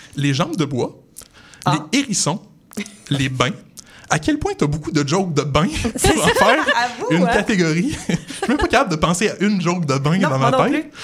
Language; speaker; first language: French; native; French